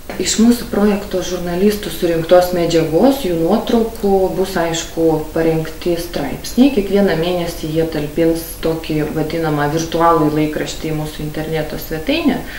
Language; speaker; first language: Lithuanian; non-native, local second language; Russian